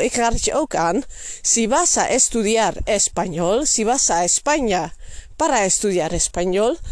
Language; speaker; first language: Spanish; non-native, fluent; Dutch